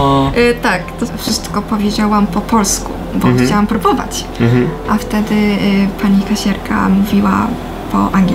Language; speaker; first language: Polish; non-native, fluent; Japanese